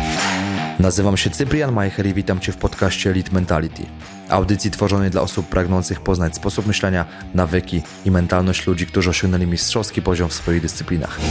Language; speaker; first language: Polish; native; Polish